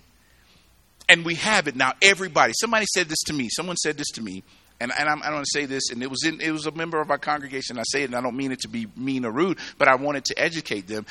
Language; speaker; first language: English; native; English